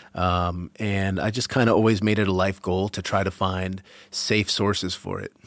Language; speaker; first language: English; native; English